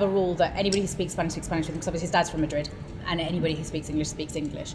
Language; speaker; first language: English; native; English